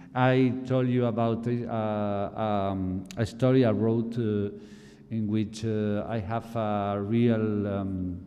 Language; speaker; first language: English; non-native, fluent; Spanish